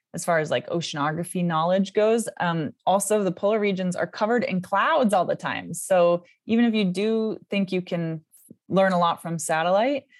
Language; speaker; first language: English; native; English